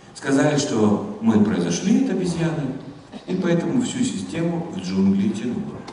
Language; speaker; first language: Russian; non-native, fluent; German